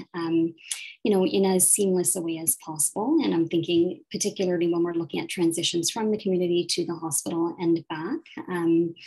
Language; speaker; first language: English; native; English